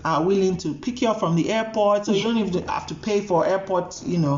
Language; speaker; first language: English; non-native, local second language; Yoruba